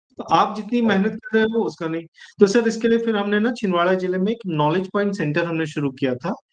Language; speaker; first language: Hindi; native; Hindi